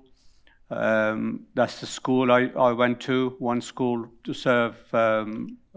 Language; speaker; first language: English; non-native, local second language; Punjabi